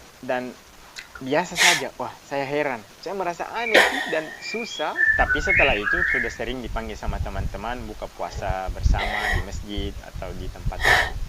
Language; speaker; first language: Indonesian; non-native, fluent; Arabic